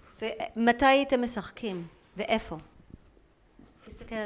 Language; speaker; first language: Hebrew; native; Hebrew